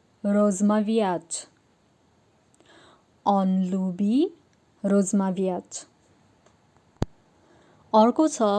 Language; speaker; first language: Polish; non-native, fluent; Nepali